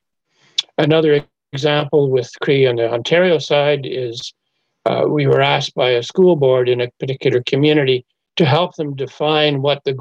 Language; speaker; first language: English; native; English